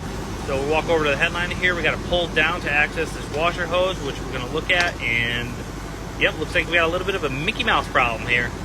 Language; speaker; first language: English; native; English